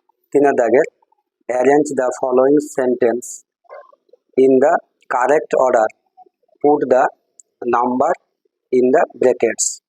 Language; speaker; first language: English; non-native, local second language; Bangla